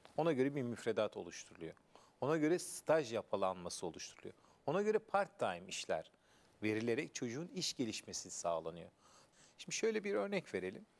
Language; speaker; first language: Turkish; native; Turkish